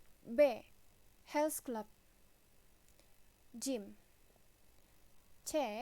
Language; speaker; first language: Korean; non-native, fluent; Indonesian